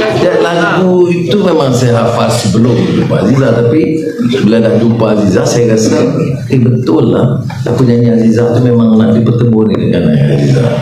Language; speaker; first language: Malay; native; Malay